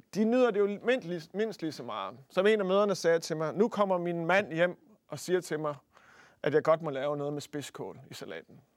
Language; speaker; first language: Danish; native; Danish